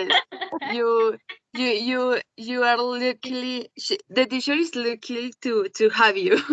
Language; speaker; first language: English; non-native, learner; Spanish